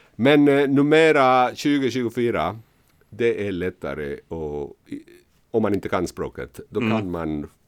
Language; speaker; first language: Swedish; non-native, fluent; Spanish